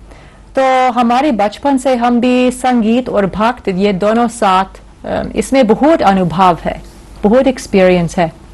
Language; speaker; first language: Hindi; non-native, learner; English